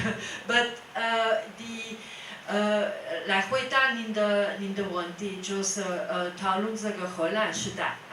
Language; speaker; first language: Chinese; non-native, fluent; Dutch